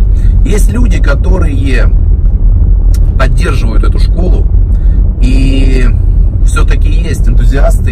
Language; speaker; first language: Russian; native; Russian